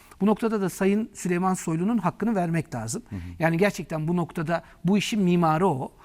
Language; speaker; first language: Turkish; native; Turkish